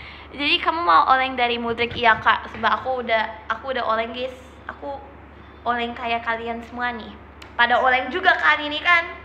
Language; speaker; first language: Indonesian; native; Indonesian